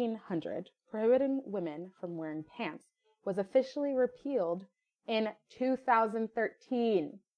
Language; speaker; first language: English; non-native, fluent; French